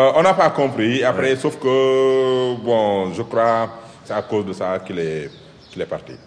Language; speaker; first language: French; non-native, local second language; Wolof